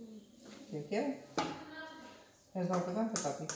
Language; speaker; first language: Spanish; non-native, learner; English